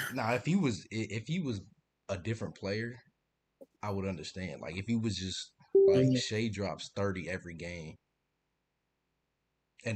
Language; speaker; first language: English; native; English